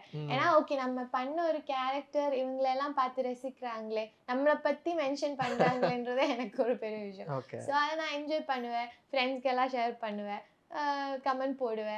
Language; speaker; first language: Tamil; non-native, local second language; Malayalam